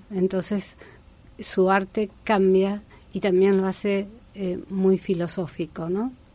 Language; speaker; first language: Spanish; native; Spanish